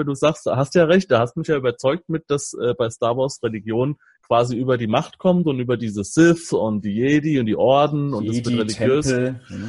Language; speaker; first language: German; native; German